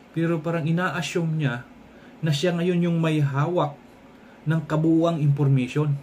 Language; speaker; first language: Filipino; non-native, local second language; Cebuano